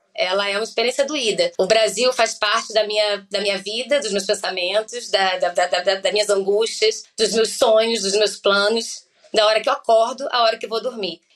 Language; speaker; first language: Portuguese; native; Portuguese